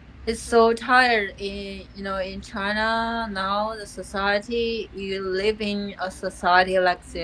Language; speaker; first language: English; non-native, fluent; Chinese